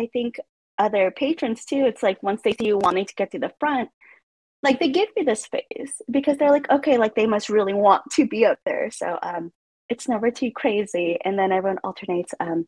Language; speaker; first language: English; native; English